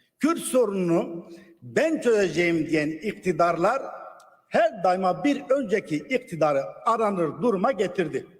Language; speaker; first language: Turkish; non-native, local second language; Kurdish